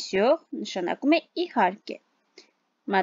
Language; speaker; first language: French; non-native, fluent; Armenian